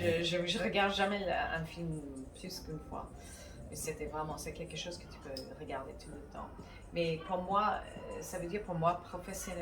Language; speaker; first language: French; non-native, fluent; English